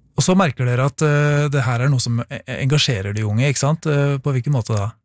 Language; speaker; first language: Norwegian; native; Norwegian